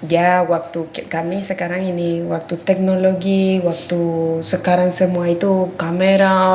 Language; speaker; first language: Indonesian; non-native, fluent; Spanish